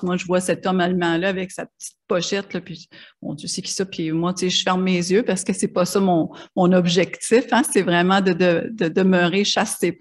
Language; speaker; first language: French; native; French